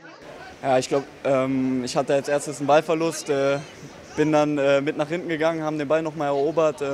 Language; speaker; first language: German; native; German